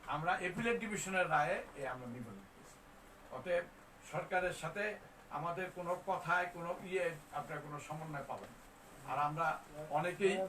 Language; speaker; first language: Bangla; native; Bangla